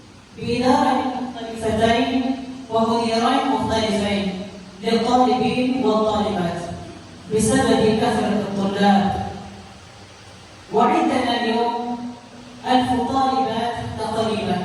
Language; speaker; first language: Arabic; non-native, fluent; Achinese